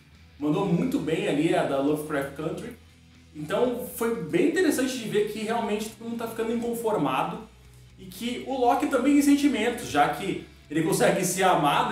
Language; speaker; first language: Portuguese; native; Portuguese